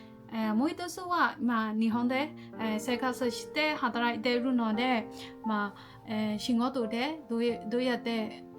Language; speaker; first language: Japanese; non-native, fluent; Burmese